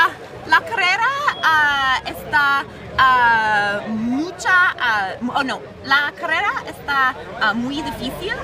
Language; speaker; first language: Spanish; non-native, learner; English